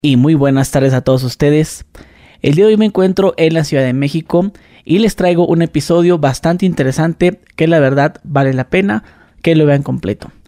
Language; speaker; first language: Spanish; native; Spanish